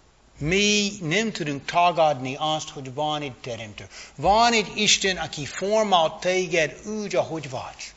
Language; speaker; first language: Hungarian; non-native, fluent; English